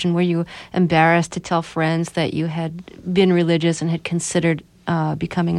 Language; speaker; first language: English; native; English